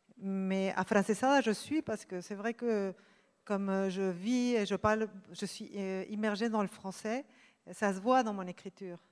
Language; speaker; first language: French; non-native, fluent; Spanish